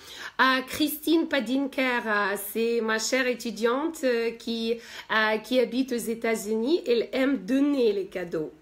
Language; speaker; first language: French; non-native, fluent; Russian